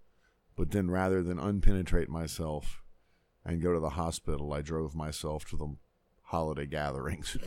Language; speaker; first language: English; native; English